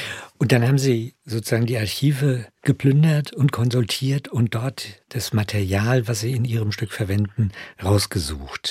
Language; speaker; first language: German; native; German